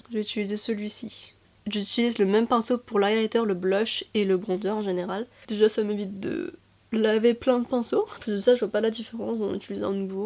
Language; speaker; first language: French; native; French